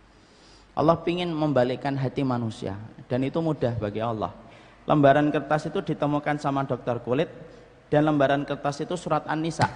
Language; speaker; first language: Indonesian; native; Indonesian